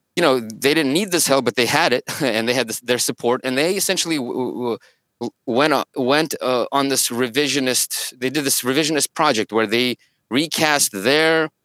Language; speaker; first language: English; early bilingual, other home language; Russian